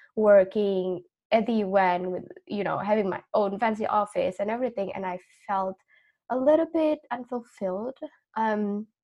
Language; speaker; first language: English; non-native, fluent; Indonesian